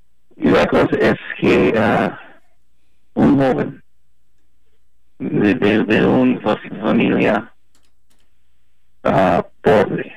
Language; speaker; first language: Spanish; early bilingual, heritage; Spanish